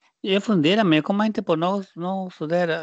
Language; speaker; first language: Swedish; non-native, fluent; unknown